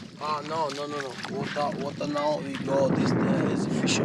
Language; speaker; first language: English; non-native, learner; Swahili